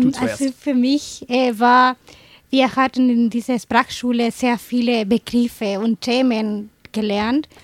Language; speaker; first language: German; non-native, fluent; Spanish